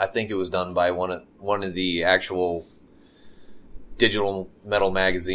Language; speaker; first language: English; native; English